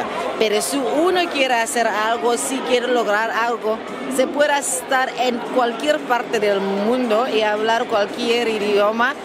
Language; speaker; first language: Spanish; non-native, fluent; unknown